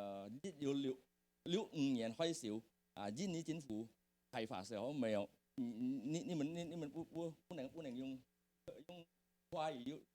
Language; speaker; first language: Chinese; early bilingual, heritage; Hakka Chinese